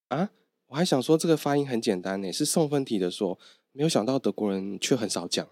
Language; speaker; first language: Chinese; native; Chinese